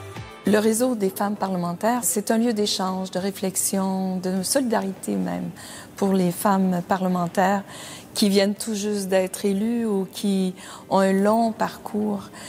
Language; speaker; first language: French; native; French